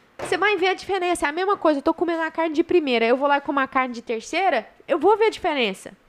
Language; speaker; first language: Portuguese; native; Portuguese